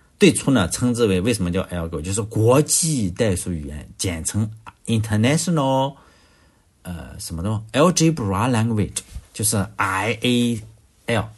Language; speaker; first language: Chinese; native; Chinese